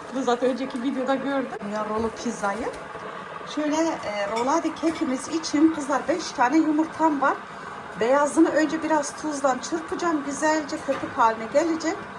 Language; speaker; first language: Turkish; native; Turkish